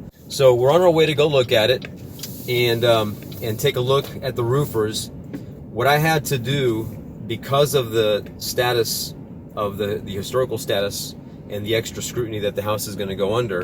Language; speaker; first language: English; native; English